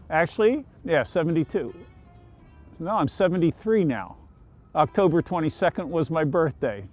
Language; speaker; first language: English; native; English